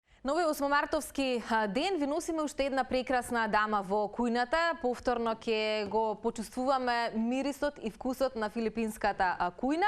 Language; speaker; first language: Macedonian; native; Macedonian